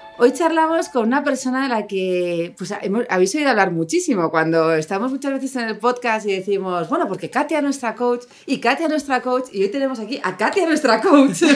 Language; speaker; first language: Spanish; native; Spanish